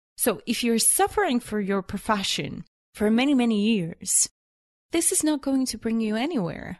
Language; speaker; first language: English; non-native, fluent; Bulgarian